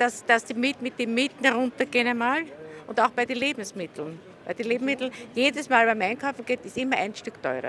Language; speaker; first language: German; native; German